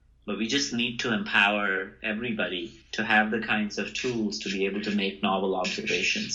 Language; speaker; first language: English; non-native, local second language; Hindi